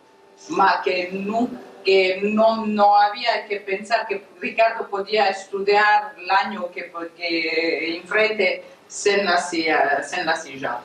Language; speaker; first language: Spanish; non-native, learner; Italian